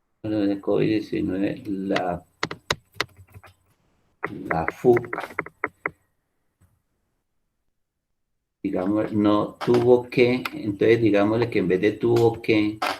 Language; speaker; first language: Spanish; native; Spanish